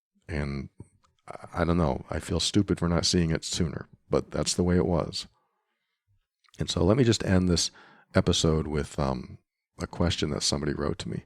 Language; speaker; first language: English; native; English